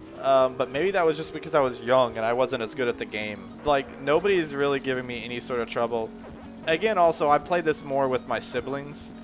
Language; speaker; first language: English; native; English